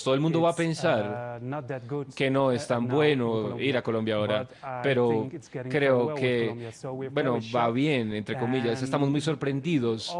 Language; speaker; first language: Spanish; non-native, fluent; Dutch